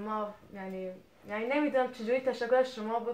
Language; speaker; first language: Persian; non-native, fluent; Kurdish